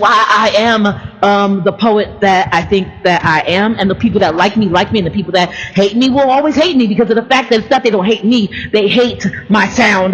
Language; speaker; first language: English; native; English